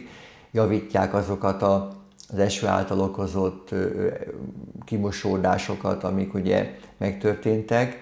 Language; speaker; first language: Hungarian; native; Hungarian